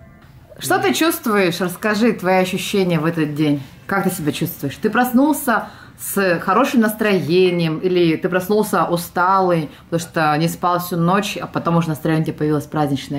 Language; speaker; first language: Russian; native; Russian